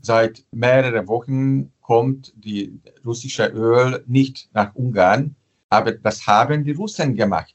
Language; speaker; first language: German; non-native, fluent; Hungarian